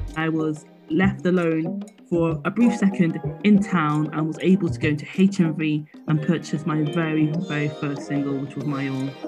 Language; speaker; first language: English; native; English